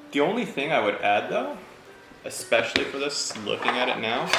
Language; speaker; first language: English; native; English